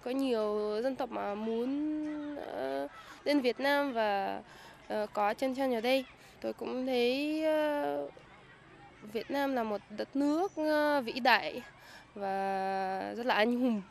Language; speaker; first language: Vietnamese; non-native, fluent; Russian